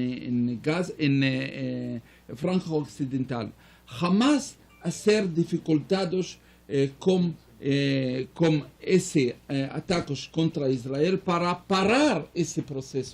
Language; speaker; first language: Spanish; non-native, learner; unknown